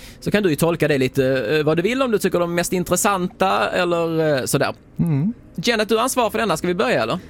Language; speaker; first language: Swedish; native; Swedish